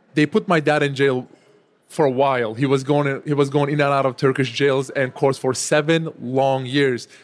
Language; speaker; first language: English; non-native, fluent; Turkish